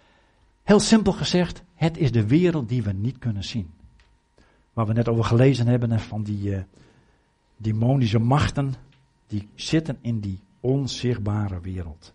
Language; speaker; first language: Dutch; native; Dutch